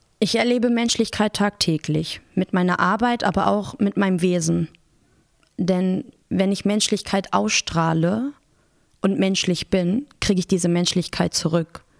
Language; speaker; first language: German; early bilingual, other home language; Persian